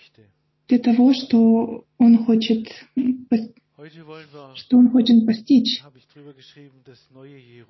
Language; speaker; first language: Russian; non-native, fluent; German